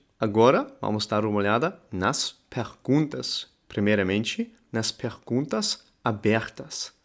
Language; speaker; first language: Portuguese; non-native, fluent; German